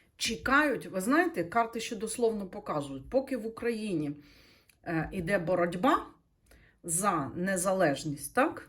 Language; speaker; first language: Ukrainian; non-native, local second language; Russian